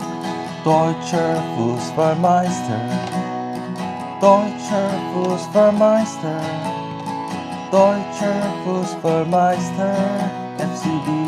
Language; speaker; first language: German; non-native, learner; English